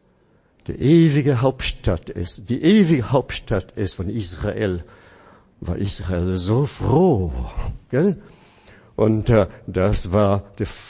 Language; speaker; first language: German; non-native, fluent; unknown